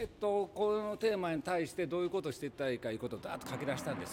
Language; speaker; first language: Japanese; native; Japanese